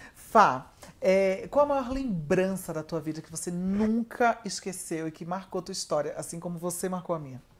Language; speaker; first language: Portuguese; native; Portuguese